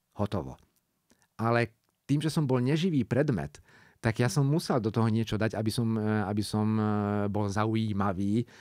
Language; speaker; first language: Slovak; non-native, local second language; Hungarian